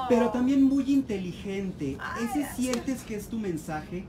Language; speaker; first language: Spanish; native; Spanish